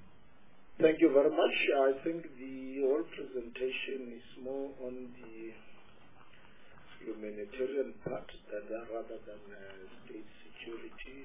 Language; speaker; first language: English; non-native, local second language; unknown